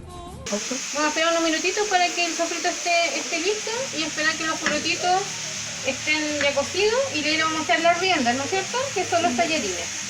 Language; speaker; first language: Spanish; native; Spanish